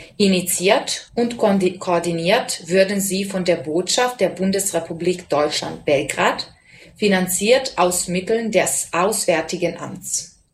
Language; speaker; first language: German; non-native, fluent; Serbian